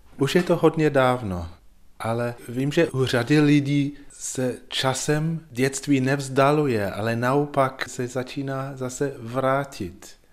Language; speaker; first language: Czech; non-native, fluent; English